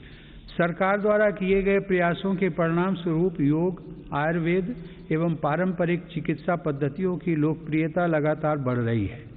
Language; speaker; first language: Hindi; native; Hindi